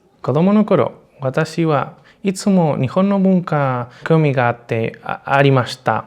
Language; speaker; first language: Japanese; non-native, learner; Spanish